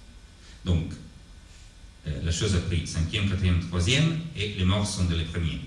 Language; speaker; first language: French; non-native, learner; Italian